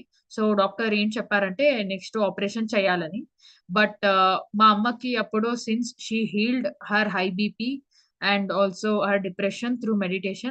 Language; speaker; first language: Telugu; early bilingual, heritage; Telugu